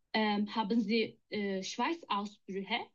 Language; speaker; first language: German; non-native, learner; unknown